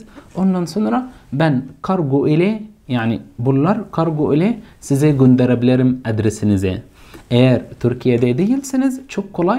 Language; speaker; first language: Turkish; non-native, fluent; Arabic